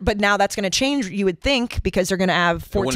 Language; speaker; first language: English; native; English